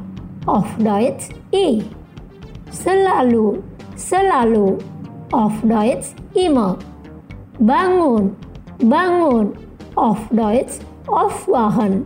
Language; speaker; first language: German; non-native, local second language; Indonesian